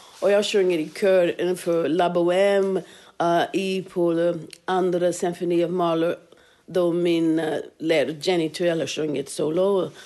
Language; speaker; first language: Swedish; non-native, fluent; English